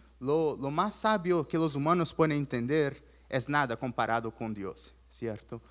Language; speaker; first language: Spanish; early bilingual, other home language; Portuguese